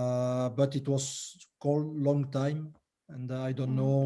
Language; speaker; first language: English; non-native, learner; French